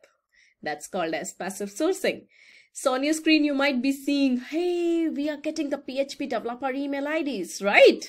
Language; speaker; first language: English; non-native, local second language; Hindi